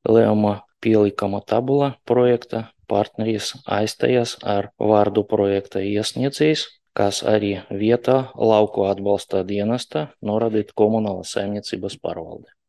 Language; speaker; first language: Latvian; non-native, local second language; Russian